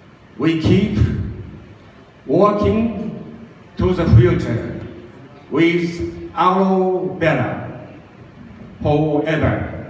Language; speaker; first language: English; non-native, learner; Japanese